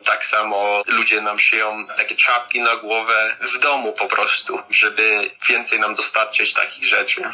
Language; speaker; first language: Polish; early bilingual, heritage; Polish